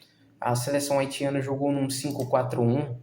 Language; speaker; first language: Portuguese; native; Portuguese